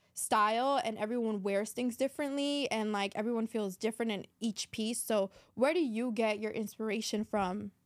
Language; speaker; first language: English; native; English